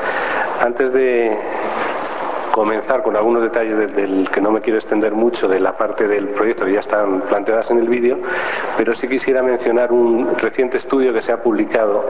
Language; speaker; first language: Spanish; native; Spanish